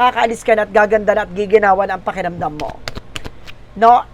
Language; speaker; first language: Filipino; native; Filipino